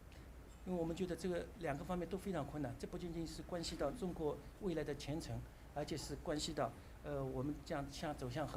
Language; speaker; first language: Chinese; native; Chinese